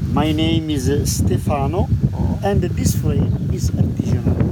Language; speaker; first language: English; non-native, learner; Italian